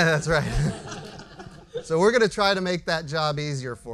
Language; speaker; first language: English; native; English